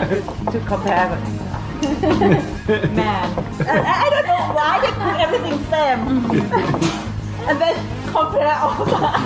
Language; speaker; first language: English; non-native, learner; Thai